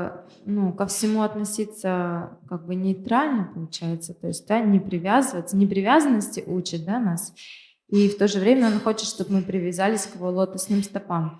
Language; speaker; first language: Russian; native; Russian